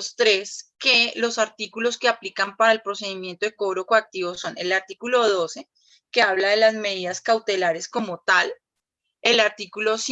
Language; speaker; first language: Spanish; native; Spanish